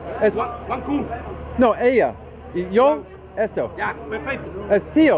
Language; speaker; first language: Spanish; non-native, learner; English